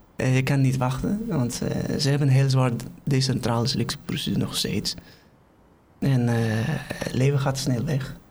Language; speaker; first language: Dutch; non-native, fluent; Persian